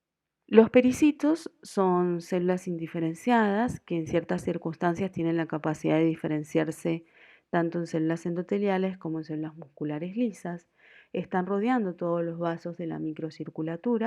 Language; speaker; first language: Spanish; native; Spanish